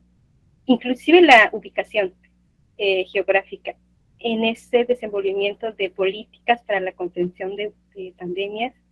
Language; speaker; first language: Spanish; non-native, fluent; Portuguese